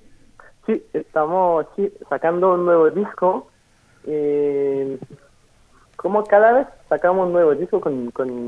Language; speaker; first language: Spanish; non-native, fluent; French